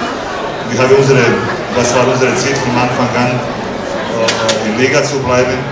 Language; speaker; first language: German; non-native, learner; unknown